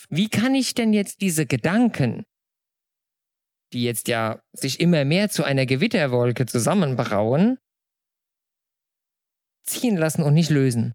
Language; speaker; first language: German; native; German